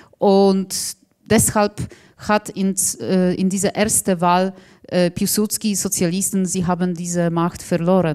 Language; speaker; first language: German; non-native, fluent; Polish